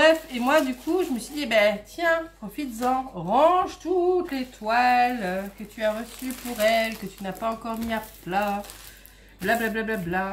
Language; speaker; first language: French; native; French